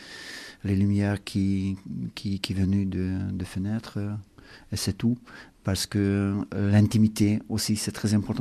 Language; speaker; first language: French; non-native, learner; Hungarian